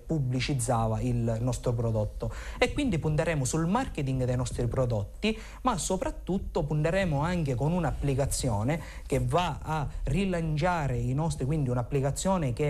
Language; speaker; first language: Italian; native; Italian